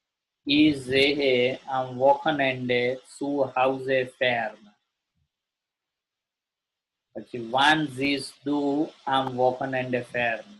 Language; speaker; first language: German; non-native, learner; Gujarati